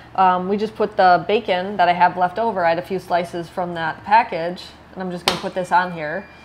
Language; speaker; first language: English; native; English